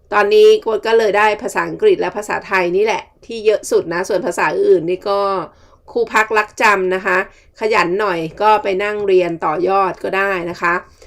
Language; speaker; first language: Thai; native; Thai